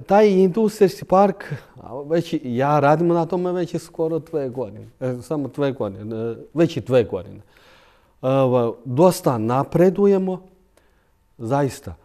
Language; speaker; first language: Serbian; non-native, fluent; Chinese